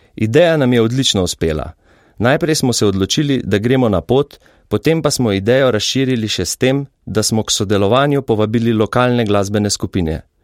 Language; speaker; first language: Slovenian; native; Slovenian